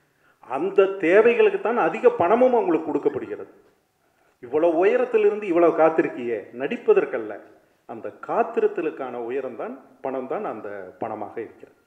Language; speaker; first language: Tamil; native; Tamil